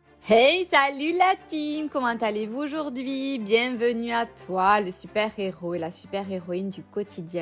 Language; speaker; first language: French; native; French